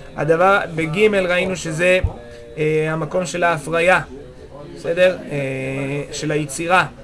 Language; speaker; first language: Hebrew; native; Hebrew